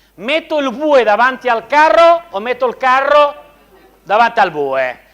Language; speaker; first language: Italian; non-native, fluent; Spanish